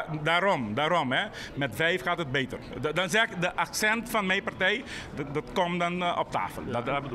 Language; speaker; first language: Dutch; non-native, local second language; Papiamento